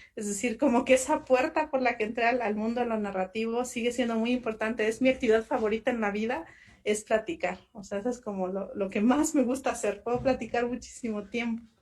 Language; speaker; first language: Spanish; non-native, local second language; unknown